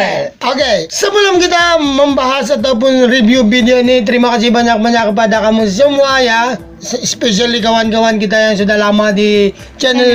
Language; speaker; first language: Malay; non-native, learner; Filipino